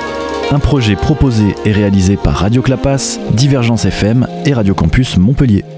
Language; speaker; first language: French; native; French